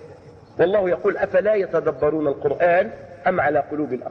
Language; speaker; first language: Arabic; native; Arabic